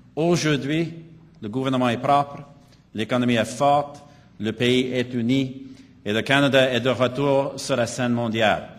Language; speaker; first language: French; non-native, local second language; English